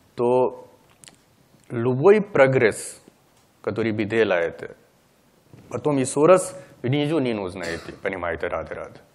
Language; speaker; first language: Russian; non-native, learner; Hindi